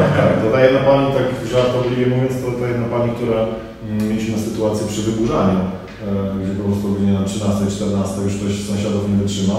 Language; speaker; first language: Polish; native; Polish